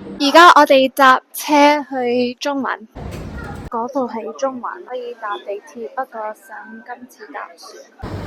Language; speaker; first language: Cantonese; early bilingual, heritage; Cantonese